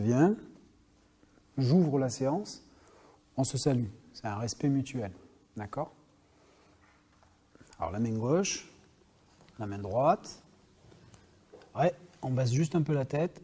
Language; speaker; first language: French; native; French